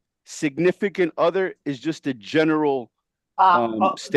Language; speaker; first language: English; native; English